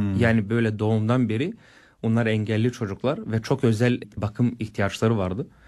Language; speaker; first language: Turkish; non-native, fluent; Bulgarian